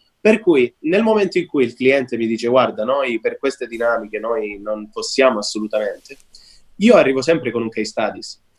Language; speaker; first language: Italian; native; Italian